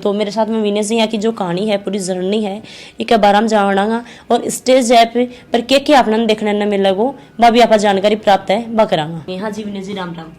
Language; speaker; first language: Hindi; native; Hindi